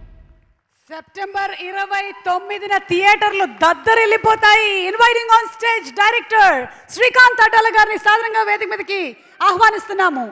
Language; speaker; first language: Telugu; native; Telugu